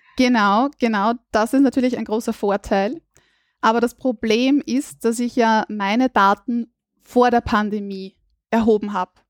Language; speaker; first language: German; native; German